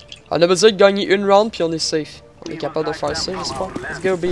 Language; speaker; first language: French; native; French